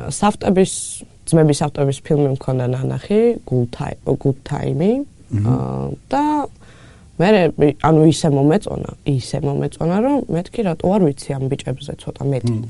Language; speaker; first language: Georgian; native; Georgian